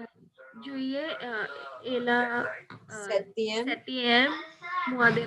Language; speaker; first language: French; non-native, learner; Hindi